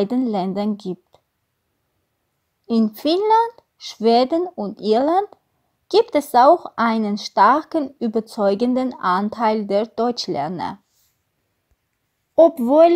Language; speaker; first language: German; non-native, fluent; Armenian